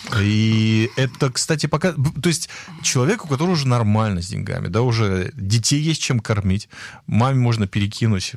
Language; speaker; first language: Russian; native; Russian